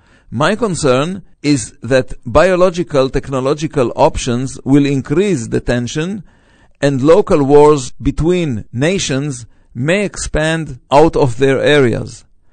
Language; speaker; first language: English; non-native, fluent; Hebrew